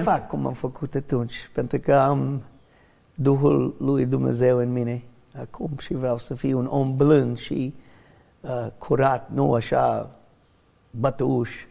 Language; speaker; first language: Romanian; non-native, learner; English